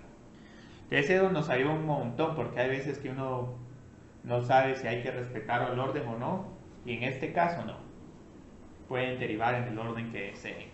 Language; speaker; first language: Spanish; native; Spanish